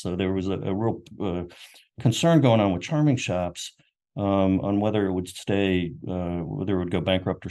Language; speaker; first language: English; native; English